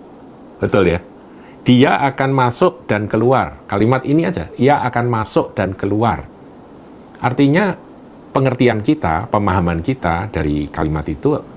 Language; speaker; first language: Indonesian; native; Indonesian